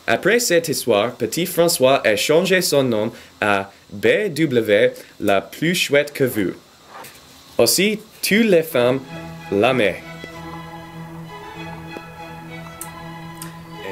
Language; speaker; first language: French; non-native, learner; English